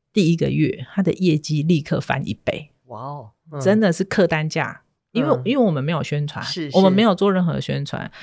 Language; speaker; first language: Chinese; native; Chinese